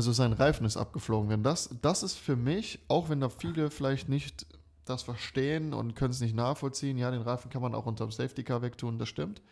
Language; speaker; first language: German; native; German